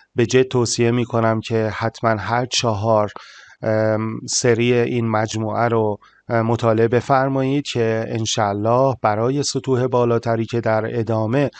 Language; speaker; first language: Persian; native; Persian